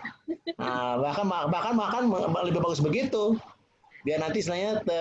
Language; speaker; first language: Indonesian; native; Indonesian